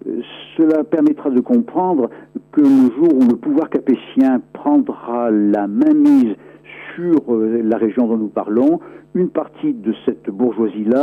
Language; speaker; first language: French; native; French